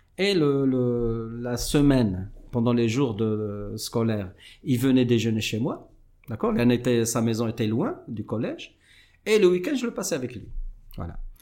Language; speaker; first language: French; non-native, local second language; Arabic